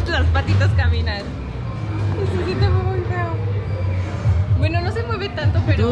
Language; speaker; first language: Spanish; native; Spanish